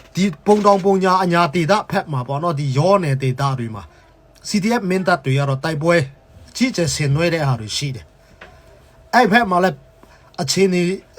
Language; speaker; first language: Burmese; non-native, local second language; Hakha Chin